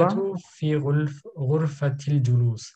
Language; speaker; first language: Arabic; non-native, learner; German